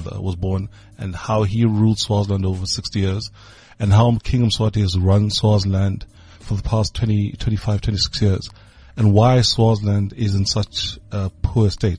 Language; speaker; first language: English; non-native, local second language; Swati